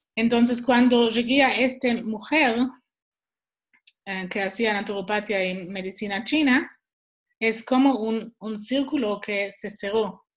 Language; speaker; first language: Spanish; non-native, learner; Swiss German